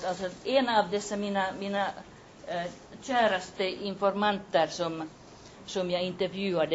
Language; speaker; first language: Swedish; non-native, local second language; Finnish